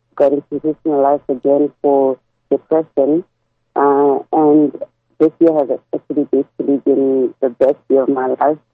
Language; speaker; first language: English; non-native, local second language; Tswana